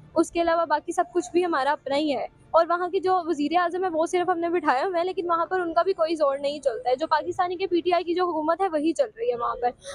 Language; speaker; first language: Urdu; native; Urdu